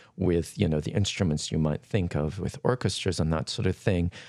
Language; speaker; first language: English; native; English